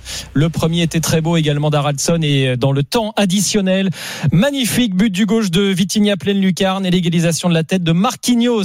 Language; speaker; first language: French; native; French